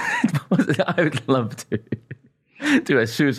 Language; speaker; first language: English; native; English